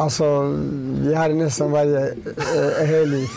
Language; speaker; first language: Swedish; non-native, learner; Turoyo